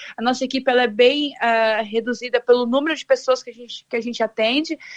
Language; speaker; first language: Portuguese; native; Portuguese